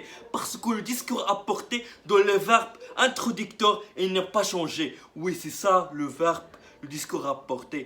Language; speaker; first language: French; non-native, learner; Arabic